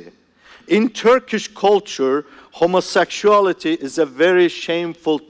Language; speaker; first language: English; non-native, fluent; Turkish